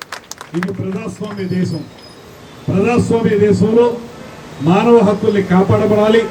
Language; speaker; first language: Telugu; native; Telugu